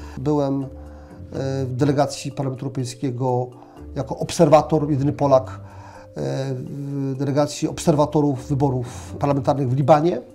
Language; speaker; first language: Polish; native; Polish